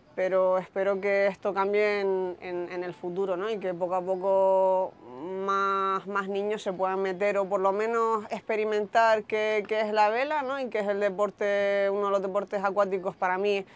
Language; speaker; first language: Spanish; native; Spanish